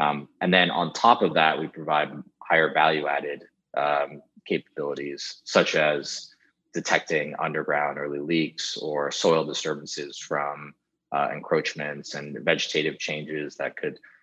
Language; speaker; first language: English; native; English